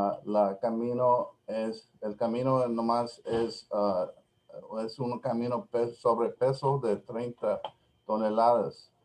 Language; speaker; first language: Spanish; non-native, learner; English